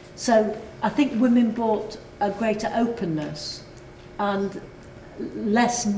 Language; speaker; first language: English; native; English